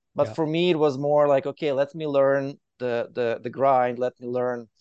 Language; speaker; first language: English; non-native, fluent; Ukrainian